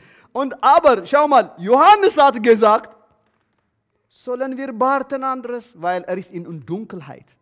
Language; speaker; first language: German; non-native, learner; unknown